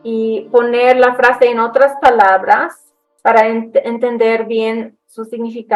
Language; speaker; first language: Spanish; non-native, fluent; English